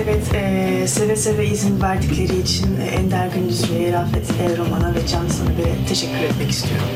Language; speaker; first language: Turkish; early bilingual, heritage; Turkish